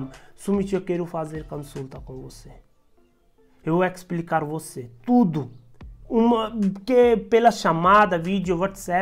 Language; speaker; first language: Portuguese; non-native, learner; Hindi